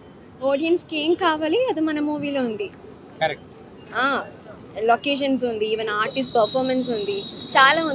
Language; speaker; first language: Telugu; non-native, learner; Malayalam